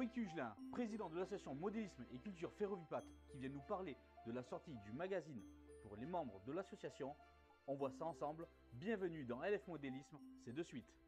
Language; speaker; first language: French; native; French